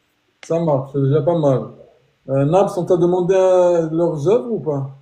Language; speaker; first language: French; native; French